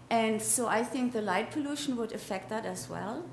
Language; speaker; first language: English; non-native, fluent; German